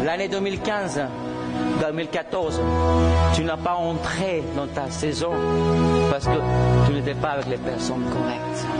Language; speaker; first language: French; non-native, fluent; Spanish